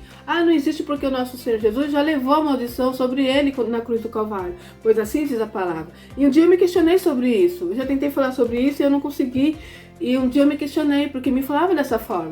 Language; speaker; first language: Portuguese; native; Portuguese